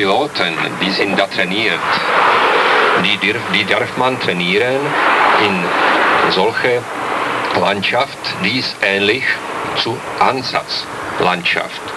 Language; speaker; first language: German; non-native, learner; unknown